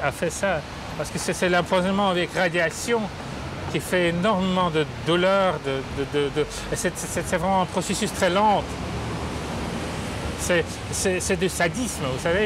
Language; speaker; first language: French; non-native, fluent; Russian